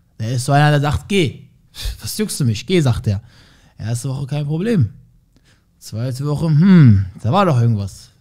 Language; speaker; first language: German; early bilingual, other home language; Turkish